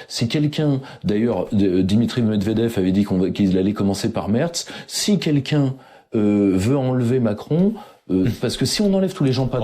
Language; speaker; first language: French; native; French